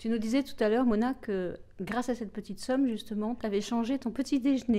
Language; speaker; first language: French; native; French